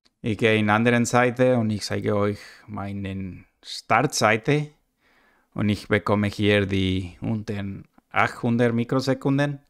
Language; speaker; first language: German; non-native, learner; Spanish